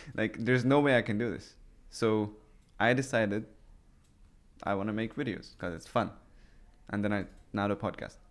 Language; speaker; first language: English; early bilingual, other home language; Persian